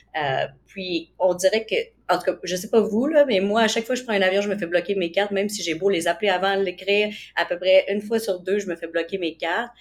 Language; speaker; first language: French; native; French